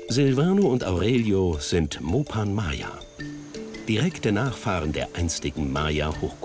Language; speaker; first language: German; native; German